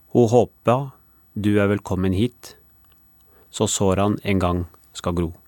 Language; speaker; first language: Norwegian; early bilingual, other home language; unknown